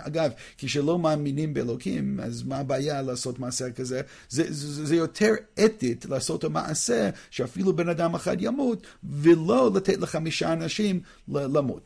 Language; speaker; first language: Hebrew; non-native, fluent; English